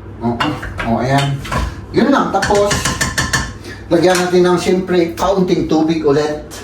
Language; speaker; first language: Filipino; native; Filipino